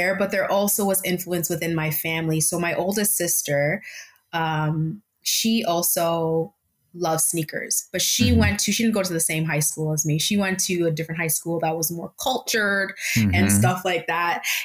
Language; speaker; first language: English; native; English